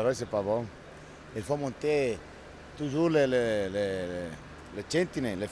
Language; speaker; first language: French; non-native, learner; Italian